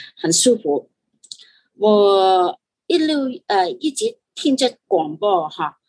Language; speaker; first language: Chinese; non-native, fluent; Cantonese